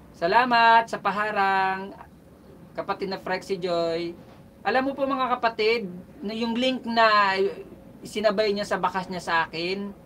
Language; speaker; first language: Filipino; non-native, local second language; Bikol